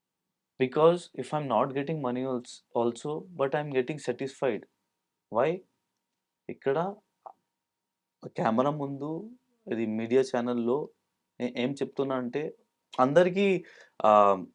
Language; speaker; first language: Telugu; non-native, local second language; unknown